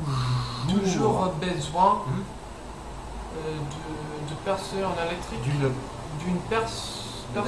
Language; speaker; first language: French; non-native, learner; English